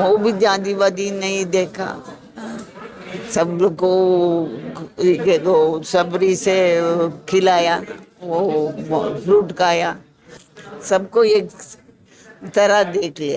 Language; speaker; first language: Hindi; non-native, local second language; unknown